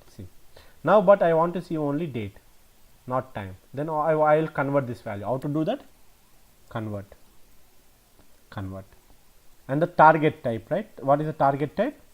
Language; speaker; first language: English; non-native, local second language; Telugu